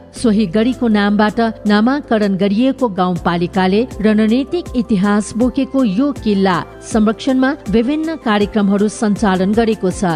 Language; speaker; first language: Nepali; native; Nepali